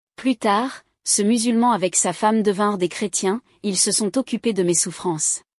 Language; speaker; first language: French; non-native, local second language; Rundi